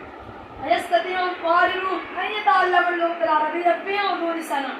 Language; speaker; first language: Arabic; non-native, learner; Urdu